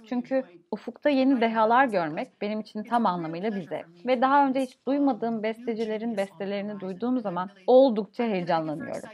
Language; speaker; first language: Turkish; native; Turkish